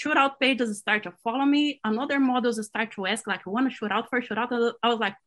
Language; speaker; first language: English; non-native, fluent; Portuguese